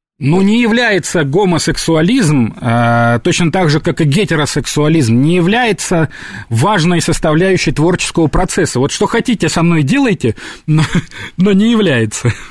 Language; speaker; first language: Russian; native; Russian